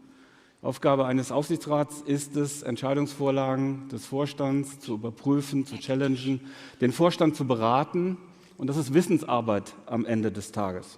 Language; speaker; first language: German; native; German